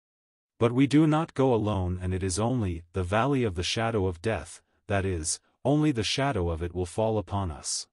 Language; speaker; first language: English; native; English